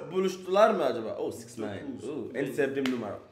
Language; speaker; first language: Turkish; non-native, learner; English